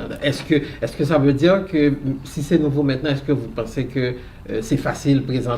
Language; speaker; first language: French; native; French